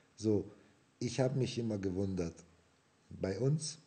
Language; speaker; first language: German; non-native, fluent; Italian